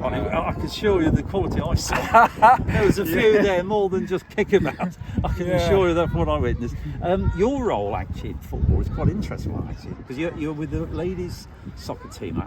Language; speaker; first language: English; native; English